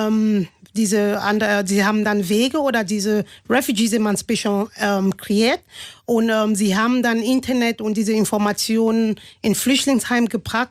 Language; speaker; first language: German; non-native, fluent; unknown